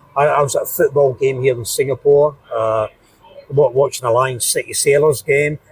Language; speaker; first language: English; native; English